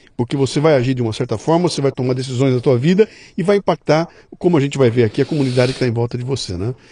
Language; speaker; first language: Portuguese; native; Portuguese